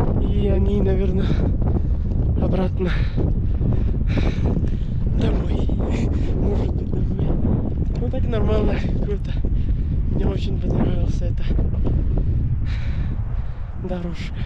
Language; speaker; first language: Russian; non-native, learner; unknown